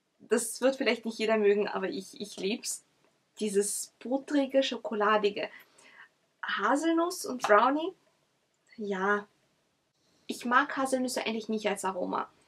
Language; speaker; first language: German; early bilingual, other home language; Russian